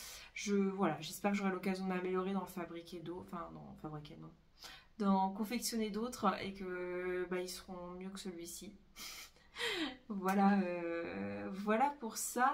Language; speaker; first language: French; native; French